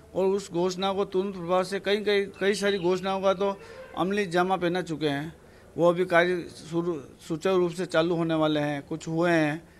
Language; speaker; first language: Hindi; native; Hindi